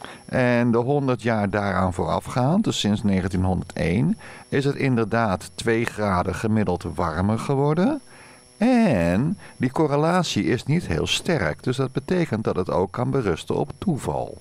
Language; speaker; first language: Dutch; native; Dutch